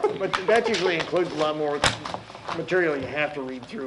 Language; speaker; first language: English; native; English